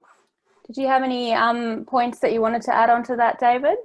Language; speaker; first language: English; native; English